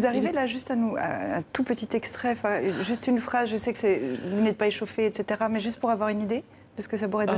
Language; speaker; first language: French; native; French